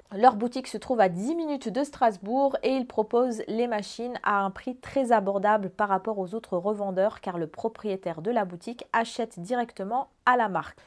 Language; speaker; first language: French; native; French